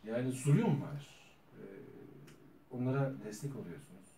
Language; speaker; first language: Turkish; native; Turkish